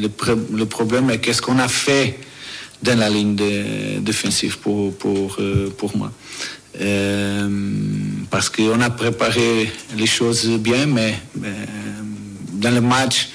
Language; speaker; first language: French; non-native, learner; Portuguese